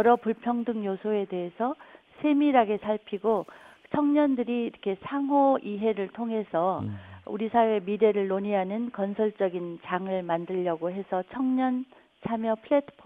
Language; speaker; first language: Korean; native; Korean